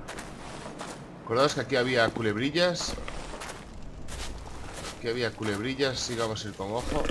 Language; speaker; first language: Spanish; native; Spanish